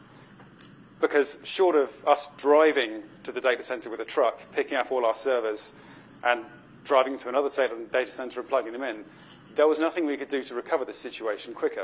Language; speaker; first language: English; native; English